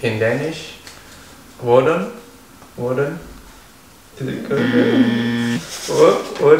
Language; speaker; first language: English; non-native, learner; Indonesian